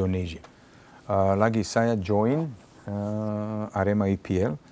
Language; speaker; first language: Indonesian; non-native, learner; Serbian